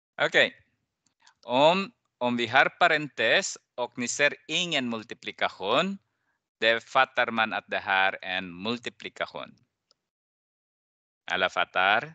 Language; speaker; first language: Swedish; non-native, fluent; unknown